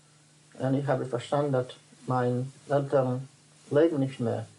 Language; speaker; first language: German; non-native, learner; Dutch